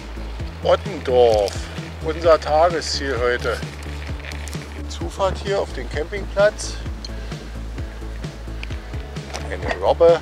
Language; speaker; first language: German; native; German